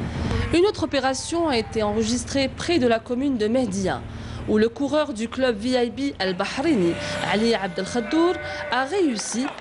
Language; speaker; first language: French; non-native, local second language; Arabic